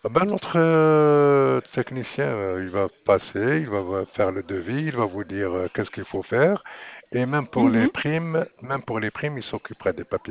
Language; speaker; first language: French; non-native, local second language; Arabic